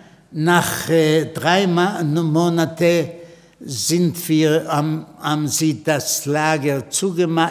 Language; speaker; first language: German; non-native, fluent; Yiddish